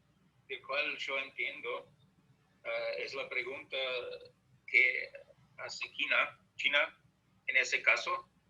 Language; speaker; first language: Spanish; non-native, fluent; German